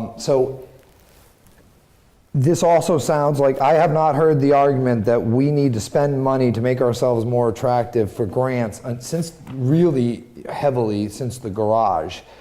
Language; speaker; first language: English; native; English